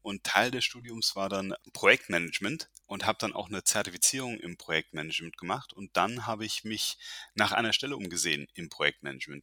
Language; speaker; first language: German; early bilingual, heritage; German